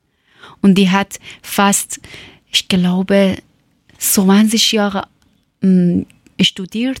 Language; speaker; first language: German; non-native, learner; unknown